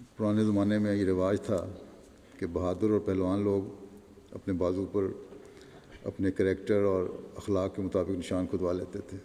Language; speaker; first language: Urdu; non-native, local second language; Punjabi